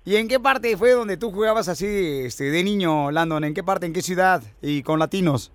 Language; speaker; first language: Spanish; native; Spanish